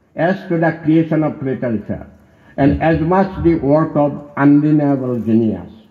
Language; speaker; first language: English; non-native, local second language; Assamese